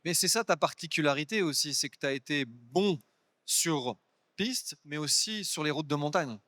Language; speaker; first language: French; native; French